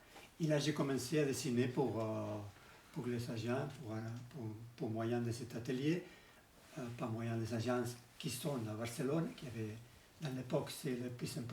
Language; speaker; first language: French; non-native, learner; Spanish